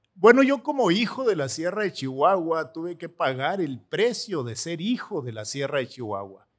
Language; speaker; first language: Spanish; native; Spanish